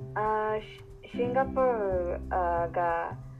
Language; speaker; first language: Japanese; non-native, fluent; English